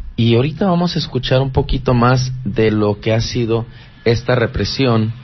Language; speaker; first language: Spanish; early bilingual, heritage; Spanish